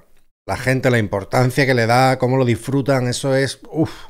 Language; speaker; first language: Spanish; native; Spanish